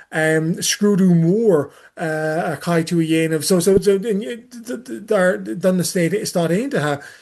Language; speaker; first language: Irish; non-native, learner; English